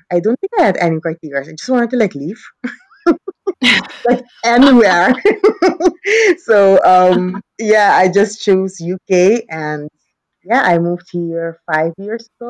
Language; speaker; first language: English; non-native, fluent; Papiamento